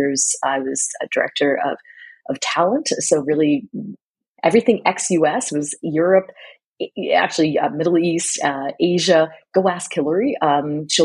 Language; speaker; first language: English; native; English